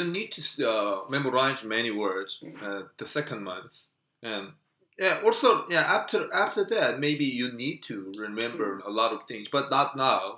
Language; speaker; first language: English; non-native, fluent; Korean